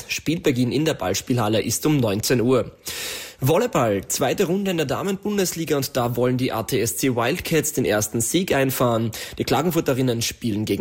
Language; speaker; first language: German; native; German